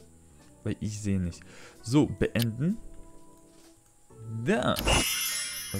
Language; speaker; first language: German; non-native, learner; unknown